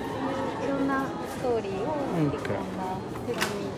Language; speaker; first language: Japanese; native; Japanese